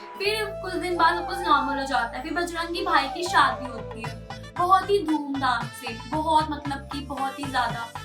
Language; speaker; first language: Hindi; native; Hindi